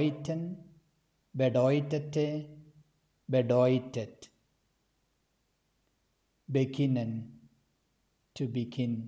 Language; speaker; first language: German; non-native, fluent; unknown